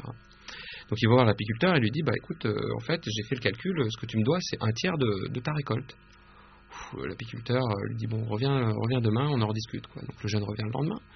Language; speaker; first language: French; native; French